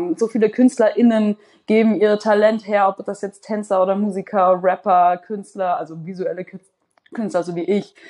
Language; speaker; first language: German; native; German